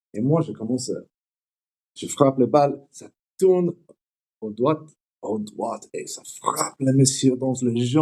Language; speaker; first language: French; non-native, learner; English